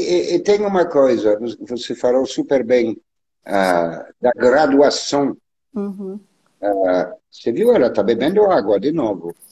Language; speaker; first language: Portuguese; non-native, learner; French